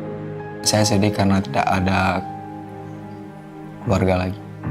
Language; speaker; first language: Indonesian; non-native, local second language; Achinese